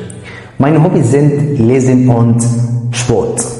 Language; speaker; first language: German; non-native, fluent; Arabic